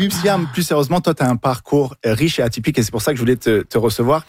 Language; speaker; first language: French; native; French